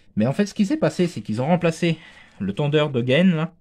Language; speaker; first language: French; native; French